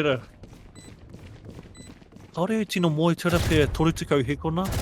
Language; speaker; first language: Māori; non-native, local second language; English